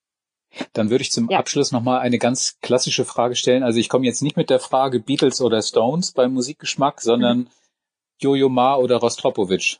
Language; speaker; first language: German; native; German